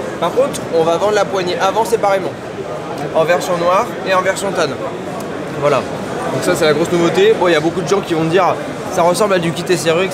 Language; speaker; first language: French; native; French